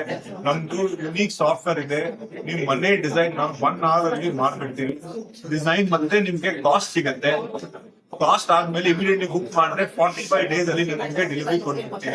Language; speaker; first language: Kannada; non-native, local second language; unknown